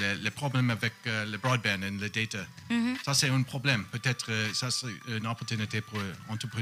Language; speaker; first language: French; non-native, learner; English